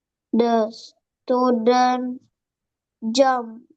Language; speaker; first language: English; non-native, learner; Indonesian